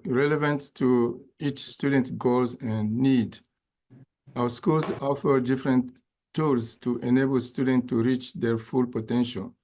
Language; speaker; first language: English; non-native, fluent; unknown